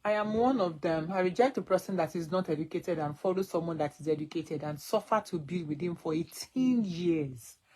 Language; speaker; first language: English; non-native, local second language; Yoruba